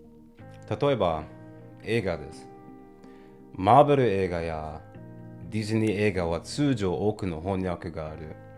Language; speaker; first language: Japanese; non-native, learner; English